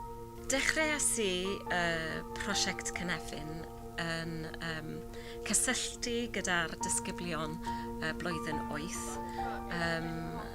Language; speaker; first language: Welsh; non-native, learner; English